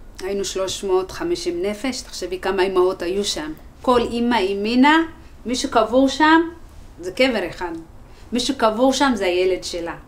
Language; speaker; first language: Hebrew; early bilingual, other home language; Amharic